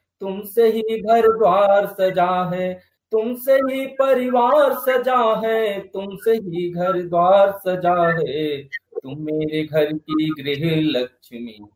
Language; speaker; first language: Hindi; native; Hindi